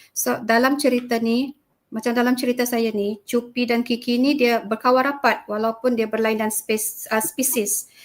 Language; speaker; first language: Malay; native; Malay